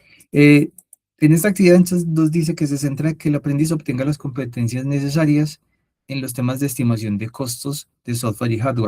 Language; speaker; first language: Spanish; native; Spanish